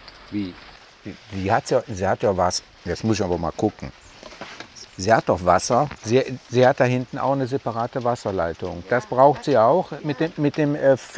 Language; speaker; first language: German; native; German